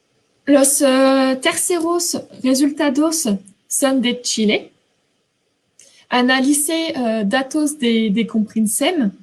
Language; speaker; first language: Spanish; non-native, fluent; French